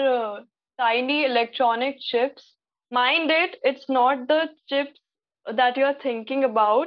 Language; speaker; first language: English; non-native, local second language; Hindi